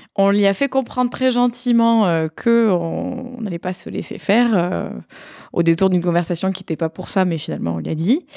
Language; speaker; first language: French; native; French